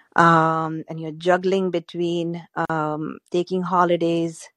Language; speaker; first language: English; non-native, local second language; Gujarati